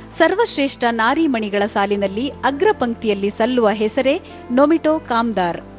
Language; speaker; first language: Kannada; native; Kannada